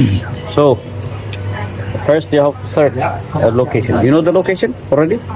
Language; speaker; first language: English; non-native, local second language; Amharic